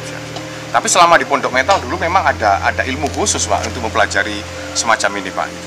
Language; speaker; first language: Indonesian; native; Indonesian